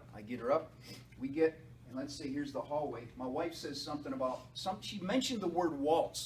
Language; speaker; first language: English; native; English